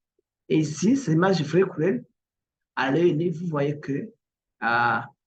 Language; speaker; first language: French; non-native, local second language; Kinyarwanda